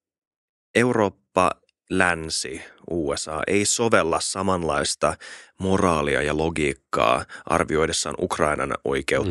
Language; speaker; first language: Finnish; native; Finnish